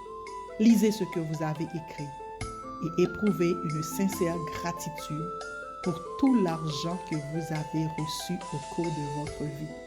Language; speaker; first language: French; native; French